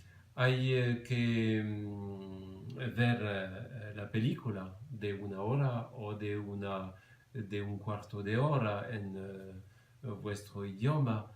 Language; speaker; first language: Spanish; non-native, fluent; French